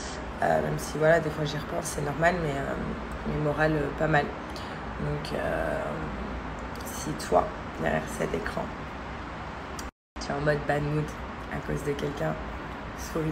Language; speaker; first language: French; native; French